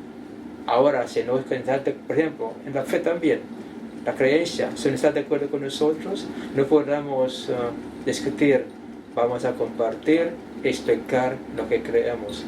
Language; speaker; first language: Spanish; non-native, learner; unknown